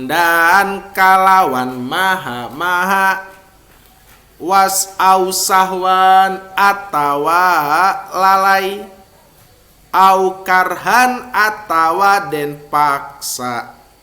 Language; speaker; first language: Arabic; non-native, fluent; Javanese